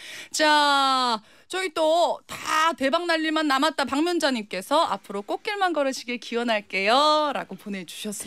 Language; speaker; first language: Korean; native; Korean